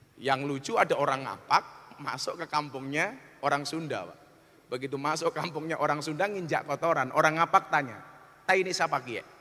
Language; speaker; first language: Indonesian; non-native, local second language; Javanese